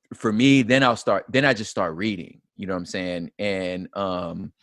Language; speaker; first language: English; native; English